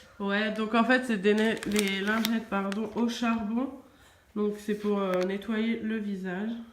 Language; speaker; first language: French; native; French